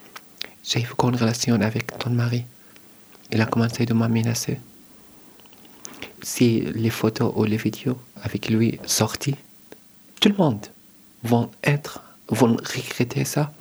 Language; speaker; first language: French; non-native, learner; Arabic